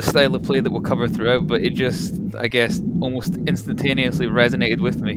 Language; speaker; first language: English; native; English